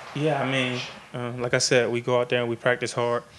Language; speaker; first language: English; native; English